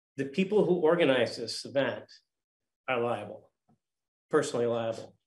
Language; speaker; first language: English; native; English